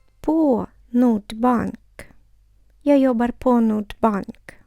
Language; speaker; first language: Swedish; non-native, fluent; Ukrainian